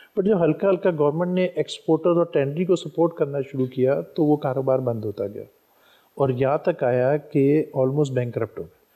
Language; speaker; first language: Urdu; non-native, local second language; Punjabi